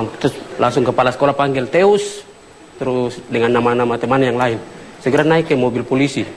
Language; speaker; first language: Indonesian; non-native, local second language; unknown